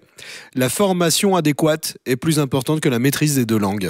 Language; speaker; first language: French; native; French